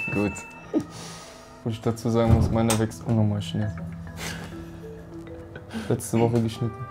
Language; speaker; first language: German; native; German